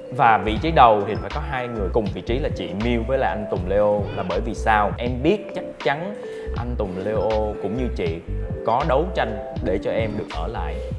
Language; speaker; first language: Vietnamese; native; Vietnamese